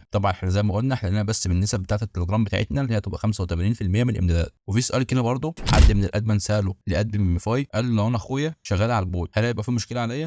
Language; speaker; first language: Arabic; native; Arabic